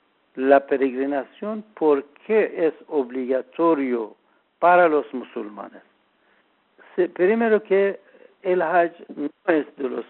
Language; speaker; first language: Spanish; non-native, learner; Persian